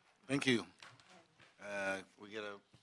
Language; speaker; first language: English; native; English